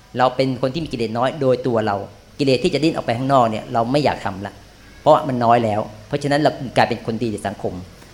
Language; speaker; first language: Thai; native; Thai